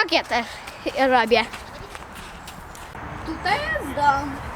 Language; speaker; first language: Polish; early bilingual, other home language; Russian